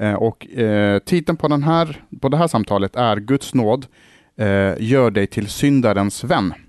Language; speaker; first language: Swedish; early bilingual, other home language; Arabic